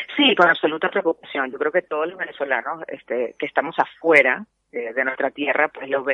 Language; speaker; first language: Spanish; native; Spanish